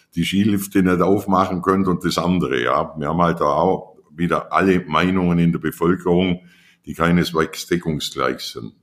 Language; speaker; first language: German; native; German